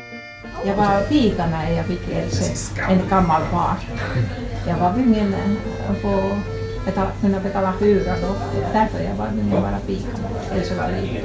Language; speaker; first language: Swedish; non-native, learner; Finnish